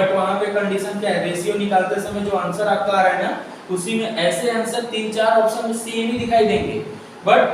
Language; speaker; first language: Hindi; native; Hindi